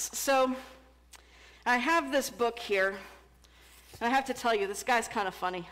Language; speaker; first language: English; native; English